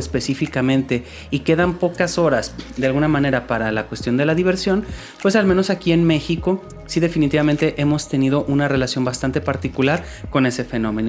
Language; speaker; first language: Spanish; native; Spanish